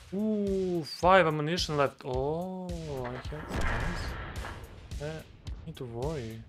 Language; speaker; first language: English; non-native, learner; Croatian